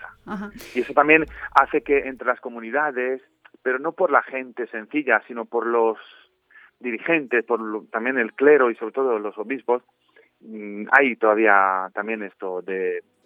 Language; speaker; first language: Spanish; non-native, fluent; Romanian